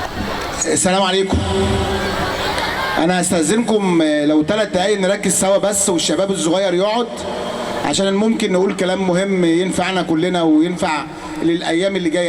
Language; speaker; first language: Arabic; native; Arabic